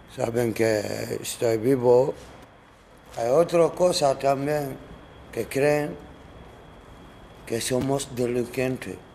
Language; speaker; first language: Spanish; non-native, learner; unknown